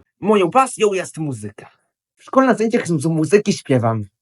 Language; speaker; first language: Polish; native; Polish